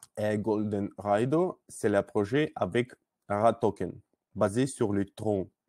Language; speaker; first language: French; non-native, learner; Russian